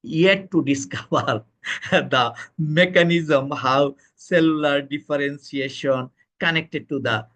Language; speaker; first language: English; non-native, local second language; Bangla